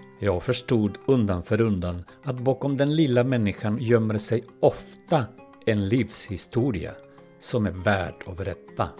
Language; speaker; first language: Swedish; native; Swedish